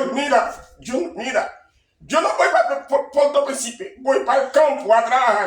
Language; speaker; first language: Spanish; non-native, learner; Haitian Creole